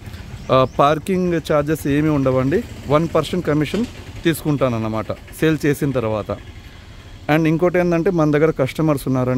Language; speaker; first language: Telugu; native; Telugu